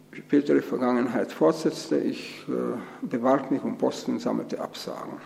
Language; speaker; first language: German; native; German